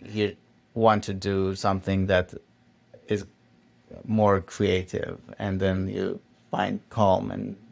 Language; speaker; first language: English; non-native, fluent; Persian